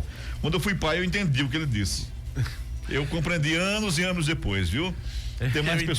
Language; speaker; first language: Portuguese; native; Portuguese